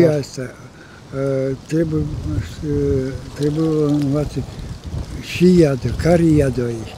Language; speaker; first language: Romanian; non-native, local second language; Gagauz